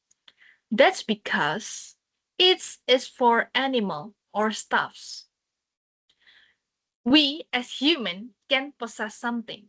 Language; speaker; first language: English; non-native, fluent; Indonesian